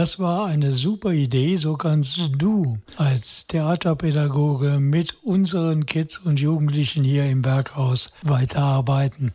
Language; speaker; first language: German; native; German